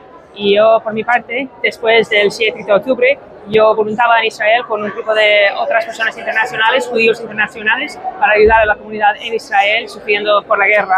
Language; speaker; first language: Spanish; non-native, fluent; English